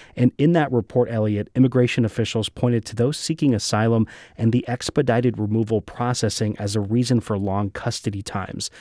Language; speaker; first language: English; native; English